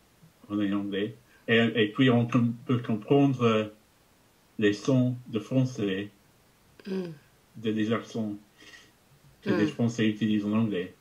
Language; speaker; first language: French; non-native, fluent; English